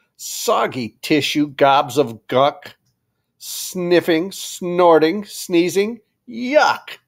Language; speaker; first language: English; native; English